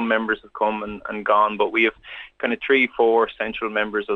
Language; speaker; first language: English; native; English